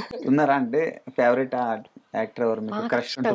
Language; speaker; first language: Telugu; native; Telugu